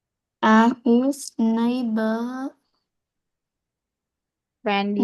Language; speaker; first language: English; non-native, learner; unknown